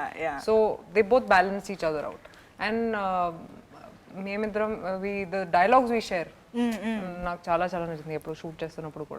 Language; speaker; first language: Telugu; non-native, fluent; Hindi